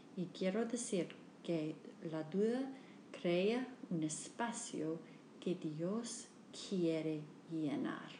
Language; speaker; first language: Spanish; non-native, learner; English